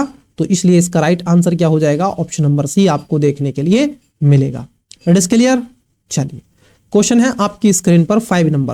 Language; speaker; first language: Hindi; native; Hindi